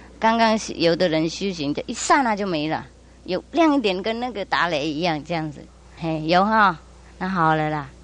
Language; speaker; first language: Chinese; non-native, fluent; Vietnamese